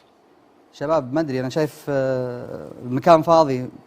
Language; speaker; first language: Arabic; native; Arabic